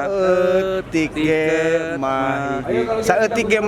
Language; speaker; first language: Indonesian; native; Indonesian